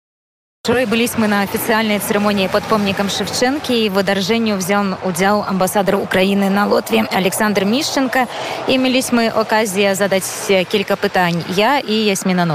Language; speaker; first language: Ukrainian; non-native, learner; Polish